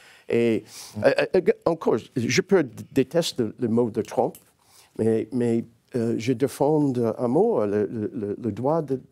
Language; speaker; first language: French; non-native, learner; English